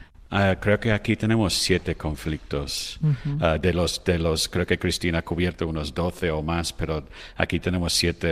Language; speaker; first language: Spanish; non-native, fluent; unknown